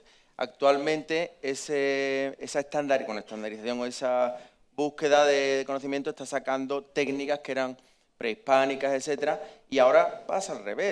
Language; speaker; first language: Spanish; native; Spanish